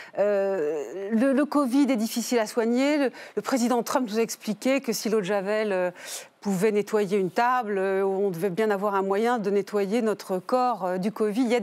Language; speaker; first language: French; native; French